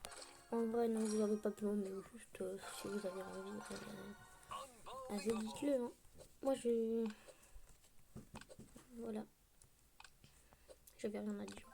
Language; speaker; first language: French; native; French